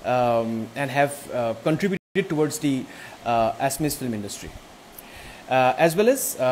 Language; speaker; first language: English; non-native, local second language; Assamese